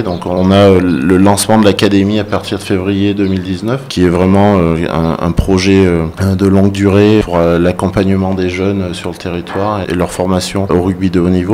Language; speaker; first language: French; native; French